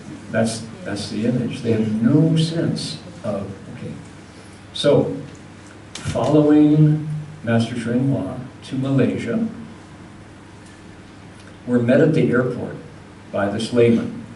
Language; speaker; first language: English; native; English